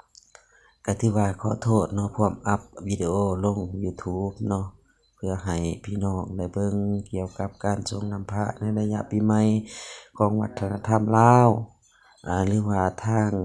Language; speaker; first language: Thai; non-native, local second language; Lao